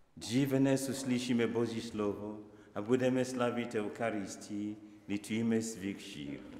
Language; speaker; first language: Czech; non-native, learner; Igbo